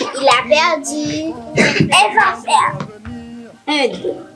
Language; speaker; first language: French; non-native, local second language; Haitian Creole